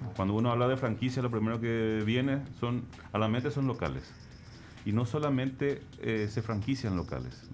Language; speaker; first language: Spanish; native; Spanish